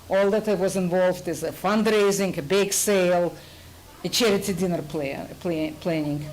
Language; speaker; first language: English; non-native, fluent; Russian